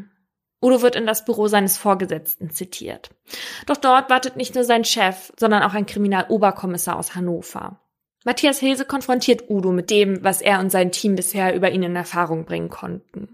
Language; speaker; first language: German; native; German